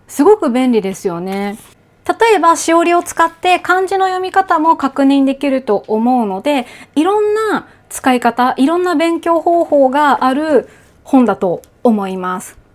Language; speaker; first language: Japanese; native; Japanese